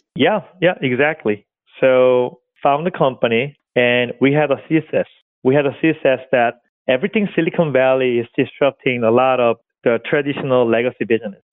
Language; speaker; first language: English; non-native, fluent; Korean